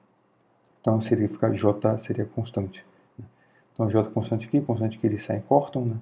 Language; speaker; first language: Portuguese; native; Portuguese